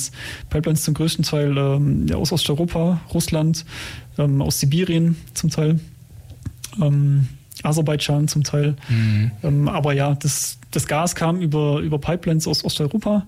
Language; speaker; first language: German; native; German